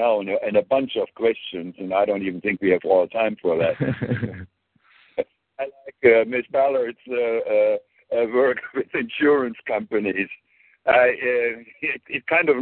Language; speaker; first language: English; non-native, fluent; German